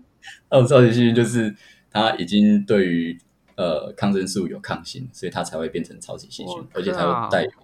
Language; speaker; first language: Chinese; native; Chinese